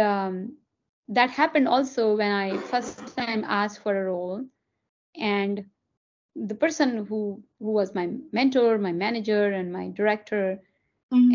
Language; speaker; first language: English; non-native, local second language; Hindi